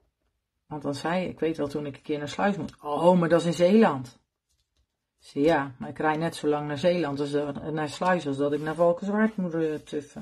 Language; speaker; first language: Dutch; native; Dutch